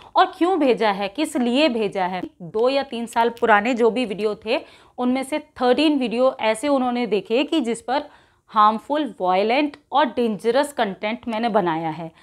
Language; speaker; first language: Hindi; native; Hindi